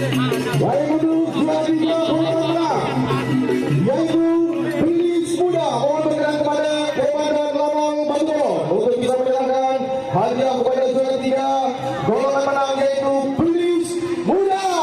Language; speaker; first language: Indonesian; native; Indonesian